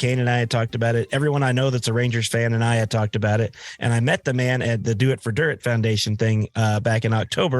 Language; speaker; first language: English; native; English